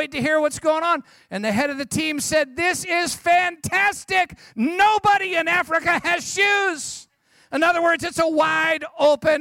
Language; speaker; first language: English; native; English